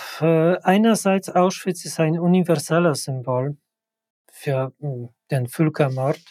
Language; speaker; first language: German; non-native, fluent; Polish